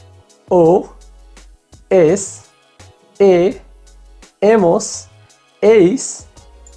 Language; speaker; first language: Spanish; non-native, fluent; Hindi